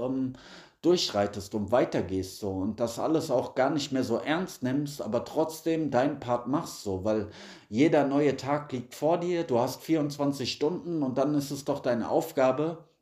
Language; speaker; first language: German; native; German